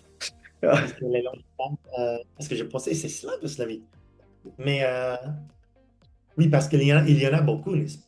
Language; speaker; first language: French; non-native, fluent; English